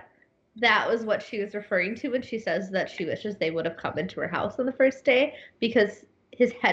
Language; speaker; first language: English; native; English